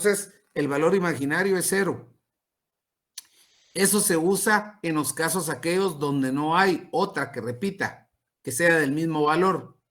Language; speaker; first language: Spanish; native; Spanish